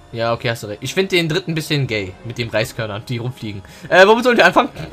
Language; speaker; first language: German; native; German